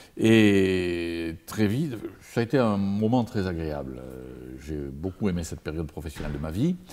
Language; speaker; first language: French; native; French